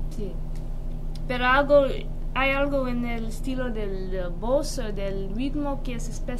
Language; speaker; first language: Spanish; non-native, learner; English